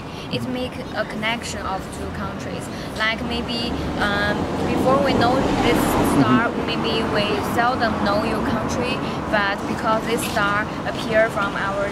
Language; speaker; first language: English; non-native, learner; Chinese